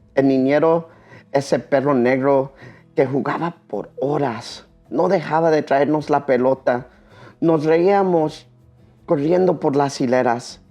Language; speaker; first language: Spanish; early bilingual, heritage; Spanish